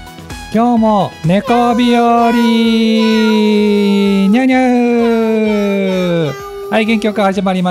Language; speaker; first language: Japanese; native; Japanese